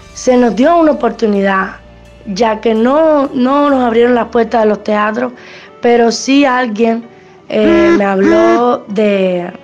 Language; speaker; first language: Spanish; native; Spanish